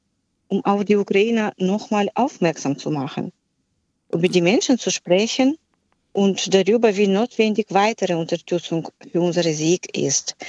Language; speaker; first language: German; non-native, fluent; Ukrainian